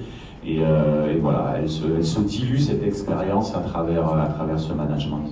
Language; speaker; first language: French; native; French